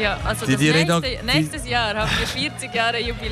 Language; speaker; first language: German; native; German